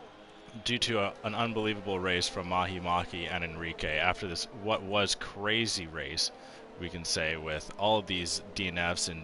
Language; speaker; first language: English; native; English